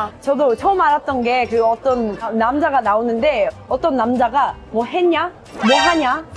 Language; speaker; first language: Korean; non-native, fluent; English